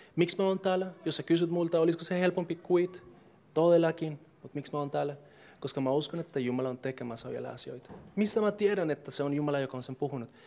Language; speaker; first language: Finnish; non-native, fluent; English